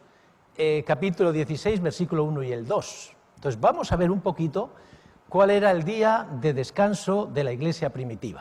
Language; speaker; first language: Spanish; native; Spanish